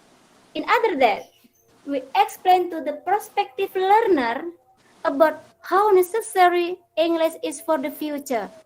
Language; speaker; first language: English; non-native, fluent; Indonesian